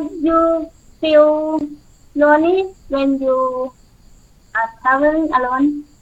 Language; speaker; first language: English; non-native, learner; Thai